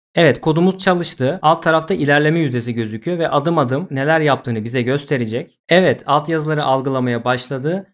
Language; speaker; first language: Turkish; native; Turkish